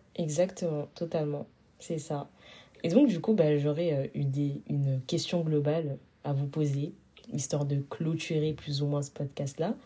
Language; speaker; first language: French; early bilingual, other home language; Wolof